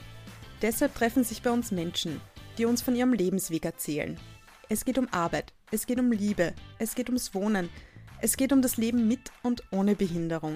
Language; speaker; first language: German; native; German